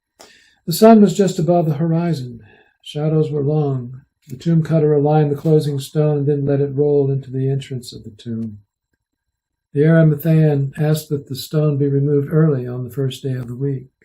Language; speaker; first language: English; native; English